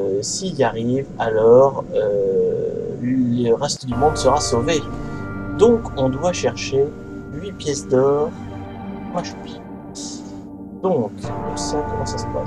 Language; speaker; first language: French; native; French